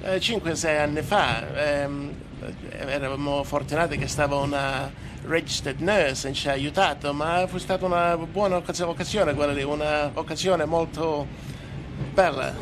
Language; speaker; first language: Italian; native; Italian